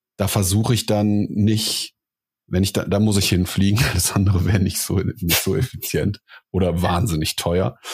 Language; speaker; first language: German; native; German